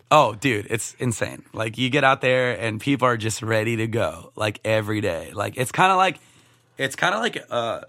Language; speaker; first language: English; native; English